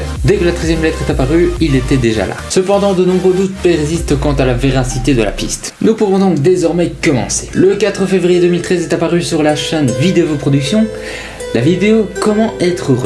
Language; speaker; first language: French; native; French